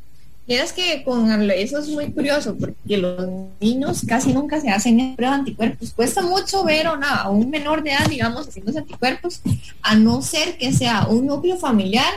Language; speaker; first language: Spanish; native; Spanish